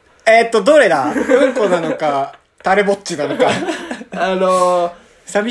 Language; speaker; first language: Japanese; native; Japanese